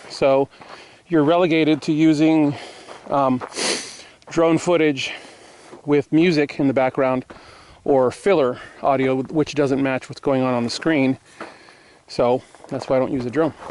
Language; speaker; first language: English; native; English